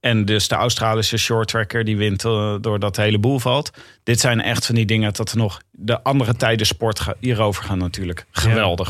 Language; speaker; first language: Dutch; native; Dutch